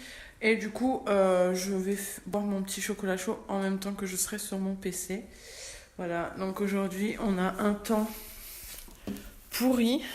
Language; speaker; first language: French; native; French